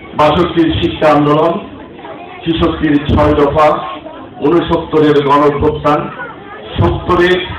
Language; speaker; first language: Bangla; native; Bangla